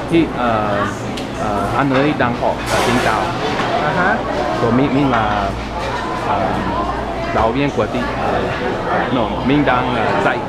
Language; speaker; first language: Vietnamese; non-native, learner; English